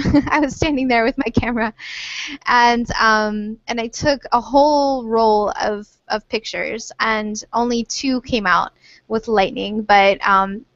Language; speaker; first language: English; native; English